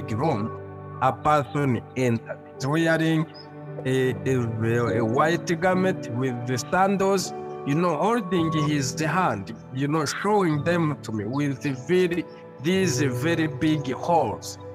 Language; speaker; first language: English; non-native, local second language; Kinyarwanda